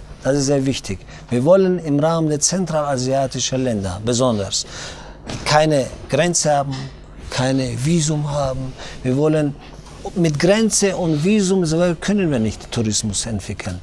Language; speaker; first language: German; non-native, fluent; Tajik